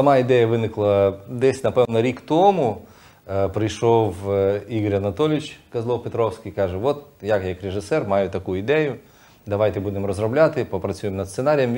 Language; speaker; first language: Ukrainian; non-native, local second language; Russian